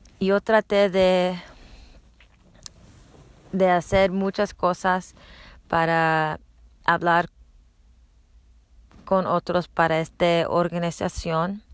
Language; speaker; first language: Spanish; non-native, learner; English